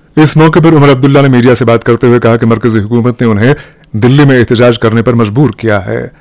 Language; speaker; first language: Hindi; non-native, local second language; Kashmiri